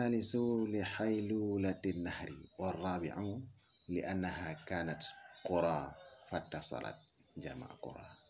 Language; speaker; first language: Arabic; non-native, fluent; Achinese